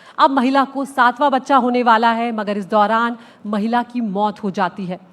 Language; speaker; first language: Hindi; native; Hindi